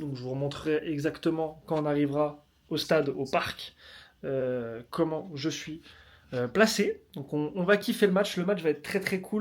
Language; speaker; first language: French; native; French